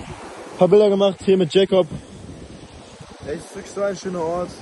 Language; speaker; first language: German; native; German